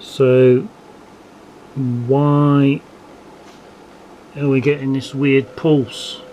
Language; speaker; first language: English; native; English